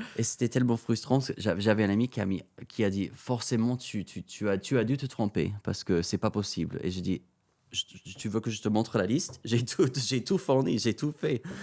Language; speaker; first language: French; non-native, fluent; English